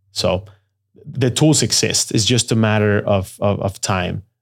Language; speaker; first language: English; non-native, fluent; Spanish